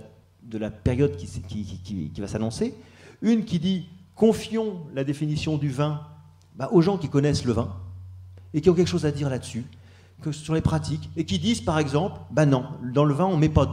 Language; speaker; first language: French; native; French